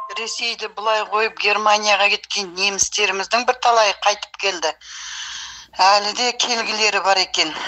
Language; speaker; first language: Kazakh; early bilingual, heritage; Kazakh